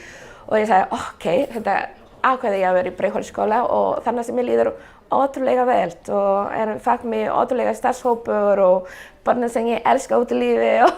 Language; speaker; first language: Icelandic; non-native, fluent; Spanish